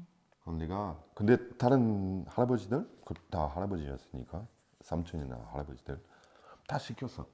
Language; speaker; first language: Korean; non-native, fluent; French